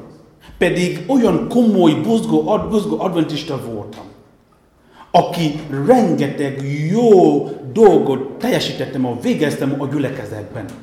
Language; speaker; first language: Hungarian; non-native, fluent; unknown